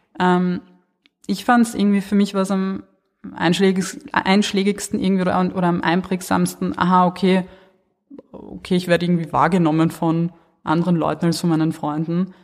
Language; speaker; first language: German; early bilingual, other home language; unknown